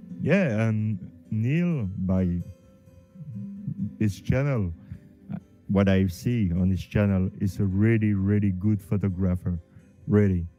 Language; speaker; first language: English; non-native, learner; French